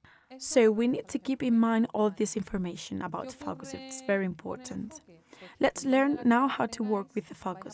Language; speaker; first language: English; non-native, fluent; Spanish